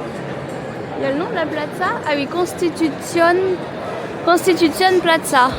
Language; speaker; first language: French; native; French